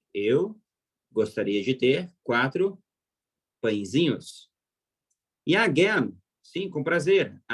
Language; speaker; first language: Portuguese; non-native, fluent; German